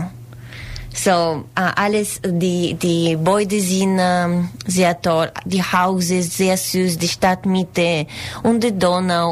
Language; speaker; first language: German; non-native, learner; Spanish